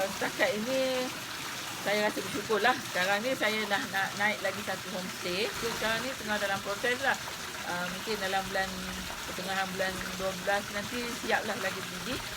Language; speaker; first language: Malay; native; Malay